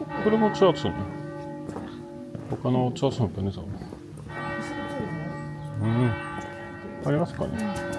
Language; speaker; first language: Japanese; non-native, learner; French